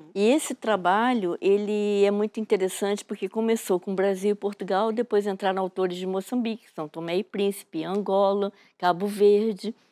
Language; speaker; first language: Portuguese; native; Portuguese